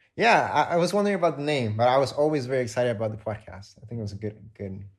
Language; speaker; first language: English; non-native, fluent; Spanish